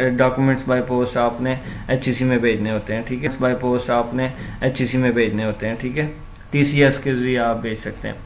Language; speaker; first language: Urdu; non-native, local second language; Punjabi